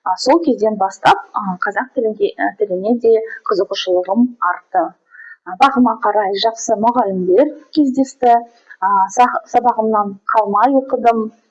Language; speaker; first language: Kazakh; non-native, local second language; Russian